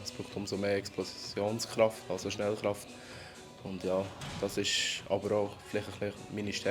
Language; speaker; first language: German; native; German